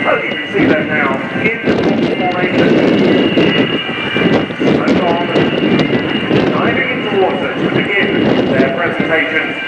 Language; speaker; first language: English; native; English